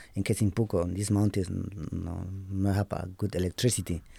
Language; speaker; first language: English; non-native, learner; Spanish